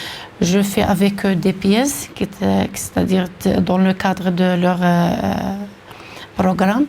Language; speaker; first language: French; non-native, local second language; Arabic